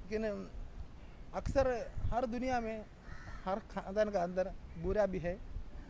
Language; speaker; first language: Hindi; non-native, local second language; Malayalam